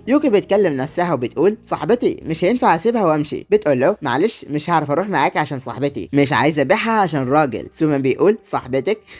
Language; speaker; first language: Arabic; native; Arabic